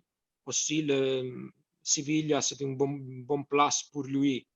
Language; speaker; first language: French; non-native, fluent; Italian